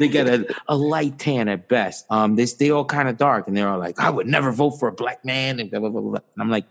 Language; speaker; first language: English; native; English